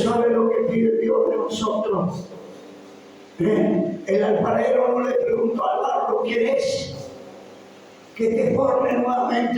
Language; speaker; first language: Spanish; native; Spanish